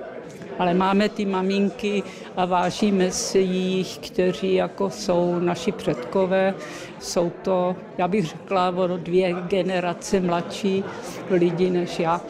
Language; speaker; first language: Czech; early bilingual, heritage; Czech